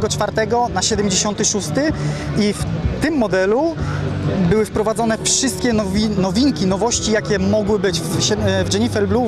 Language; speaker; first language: Polish; native; Polish